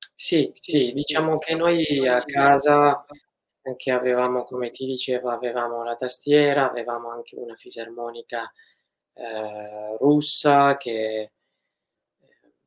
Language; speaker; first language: Italian; non-native, fluent; Kurdish